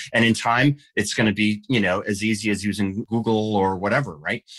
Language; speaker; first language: English; non-native, fluent; Danish